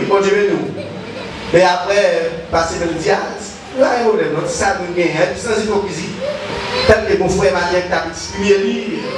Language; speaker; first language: French; non-native, learner; Haitian Creole